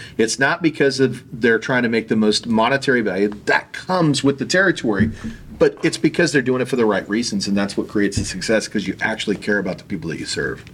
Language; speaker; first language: English; native; English